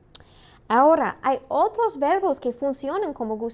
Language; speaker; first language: Spanish; non-native, fluent; English